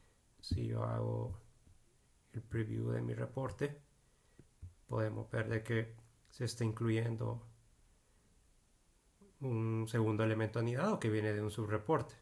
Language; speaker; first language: Spanish; native; Spanish